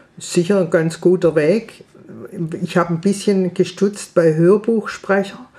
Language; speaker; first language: German; native; German